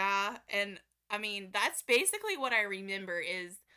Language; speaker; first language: English; native; English